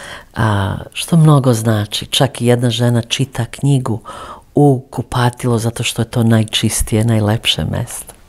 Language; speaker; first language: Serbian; early bilingual, other home language; Croatian